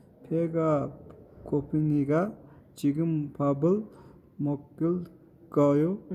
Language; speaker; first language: Korean; non-native, fluent; Mongolian